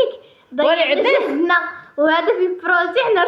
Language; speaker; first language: Arabic; native; Arabic